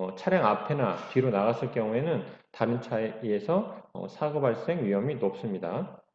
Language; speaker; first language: Korean; native; Korean